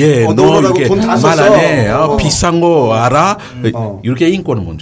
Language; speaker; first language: Korean; non-native, learner; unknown